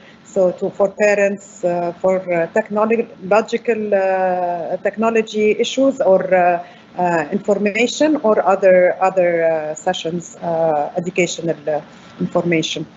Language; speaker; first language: English; non-native, fluent; Arabic